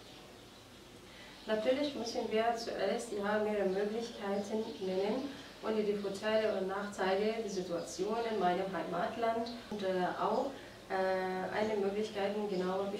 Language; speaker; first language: German; non-native, fluent; Arabic